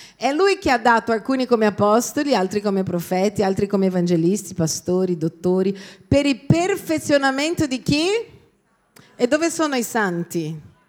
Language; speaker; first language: Italian; non-native, fluent; Portuguese